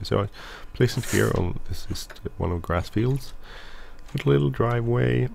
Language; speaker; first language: English; non-native, fluent; Swedish